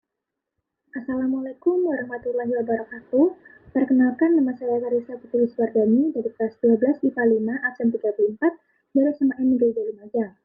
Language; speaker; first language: Indonesian; native; Indonesian